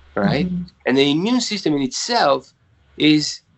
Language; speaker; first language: English; non-native, fluent; Spanish